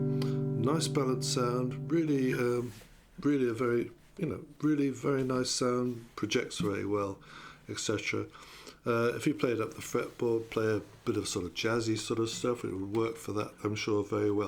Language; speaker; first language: English; native; English